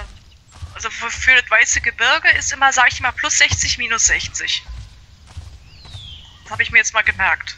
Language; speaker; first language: German; native; German